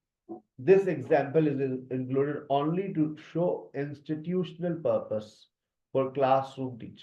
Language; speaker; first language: English; non-native, local second language; Urdu